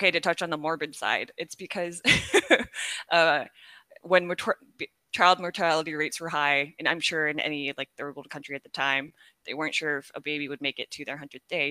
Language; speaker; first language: English; early bilingual, other home language; Korean